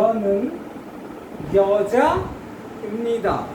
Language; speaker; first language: Korean; non-native, fluent; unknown